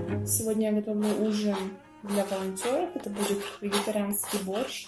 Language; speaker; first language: Russian; native; Russian